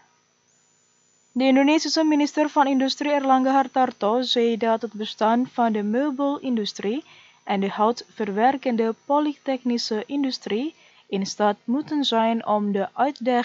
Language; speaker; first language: Dutch; non-native, fluent; Indonesian